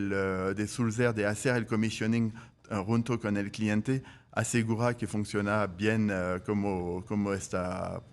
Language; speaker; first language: Spanish; non-native, fluent; French